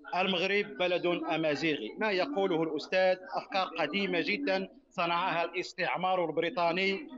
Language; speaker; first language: Arabic; non-native, local second language; Berber languages